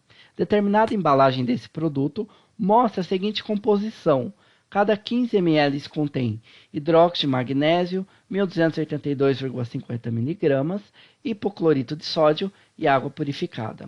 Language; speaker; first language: Portuguese; native; Portuguese